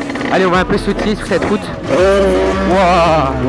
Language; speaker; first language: French; native; French